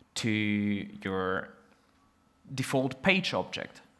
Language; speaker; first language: English; non-native, fluent; Russian